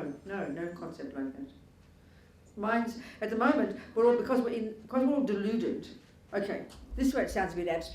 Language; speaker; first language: English; native; English